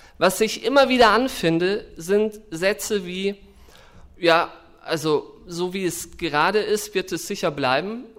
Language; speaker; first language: German; native; German